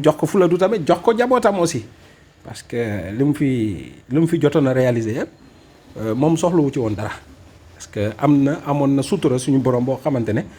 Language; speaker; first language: Wolof; non-native, fluent; Fula